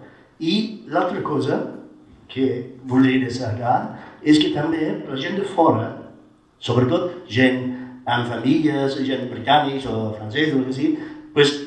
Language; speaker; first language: Catalan; non-native, fluent; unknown